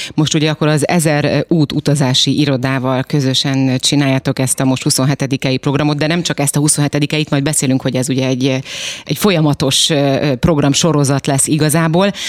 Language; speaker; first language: Hungarian; native; Hungarian